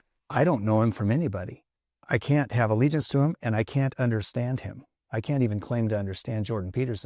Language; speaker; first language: English; native; English